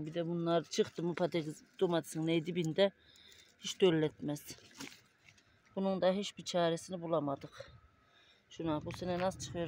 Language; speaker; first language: Turkish; native; Turkish